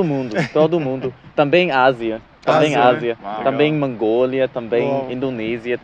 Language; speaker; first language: Portuguese; non-native, learner; English